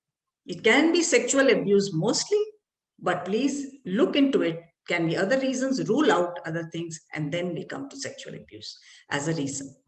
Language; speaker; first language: English; non-native, local second language; Malayalam